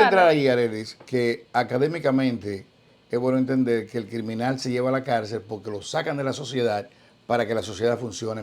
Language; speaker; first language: Spanish; native; Spanish